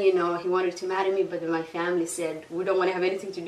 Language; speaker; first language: English; non-native, fluent; Somali